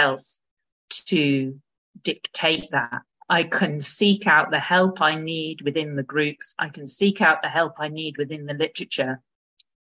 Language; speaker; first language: English; native; English